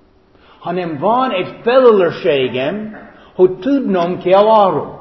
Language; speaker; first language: Hungarian; non-native, fluent; English